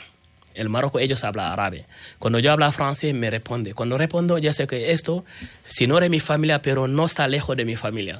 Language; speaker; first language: Spanish; non-native, learner; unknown